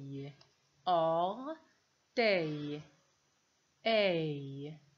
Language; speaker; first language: French; non-native, local second language; Arabic